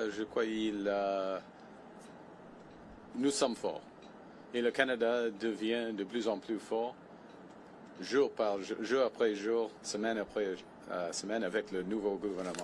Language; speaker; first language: French; non-native, fluent; English